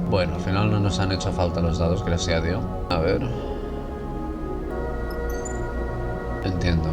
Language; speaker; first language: Spanish; native; Spanish